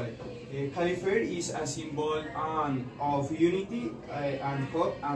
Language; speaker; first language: English; non-native, learner; Spanish